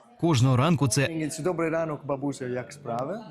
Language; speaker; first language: Ukrainian; non-native, learner; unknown